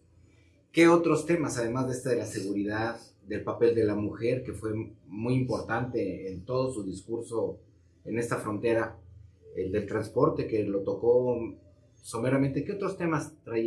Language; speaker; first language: Spanish; native; Spanish